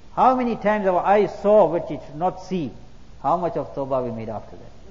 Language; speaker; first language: English; native; English